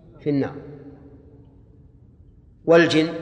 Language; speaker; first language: Arabic; native; Arabic